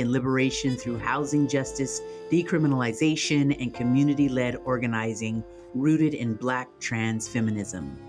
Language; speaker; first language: English; native; English